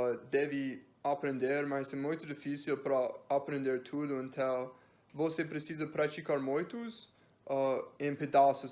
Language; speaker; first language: Portuguese; non-native, learner; English